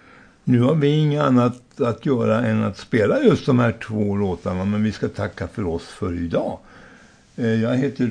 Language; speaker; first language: Swedish; native; Swedish